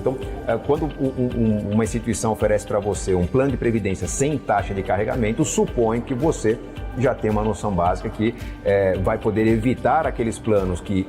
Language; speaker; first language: Portuguese; native; Portuguese